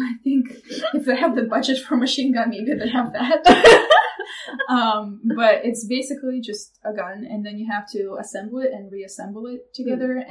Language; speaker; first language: English; non-native, fluent; Russian